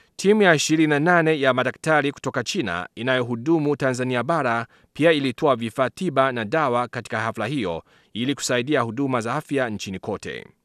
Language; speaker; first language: Swahili; non-native, fluent; Chinese